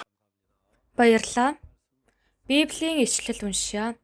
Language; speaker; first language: Mongolian; non-native, fluent; Korean